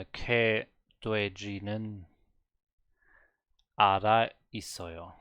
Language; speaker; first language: Korean; non-native, learner; German